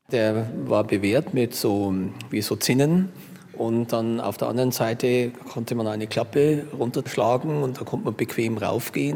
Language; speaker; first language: German; native; German